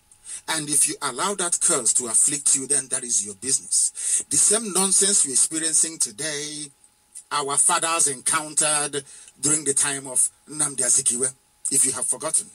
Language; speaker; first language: English; non-native, local second language; Igbo